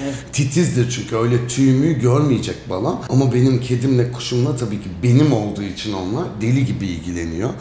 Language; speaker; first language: Turkish; native; Turkish